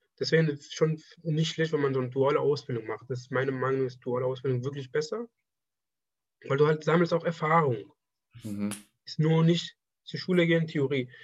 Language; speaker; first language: German; non-native, fluent; Persian